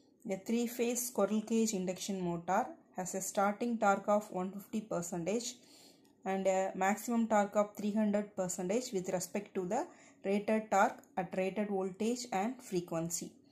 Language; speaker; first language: English; non-native, local second language; Tamil